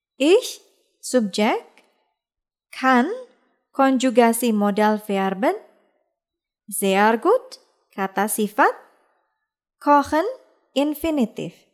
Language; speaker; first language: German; non-native, fluent; Indonesian